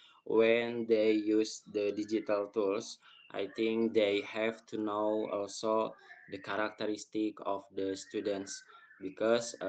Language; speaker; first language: English; non-native, fluent; Indonesian